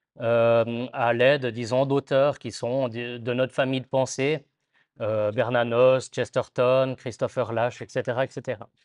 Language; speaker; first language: French; native; French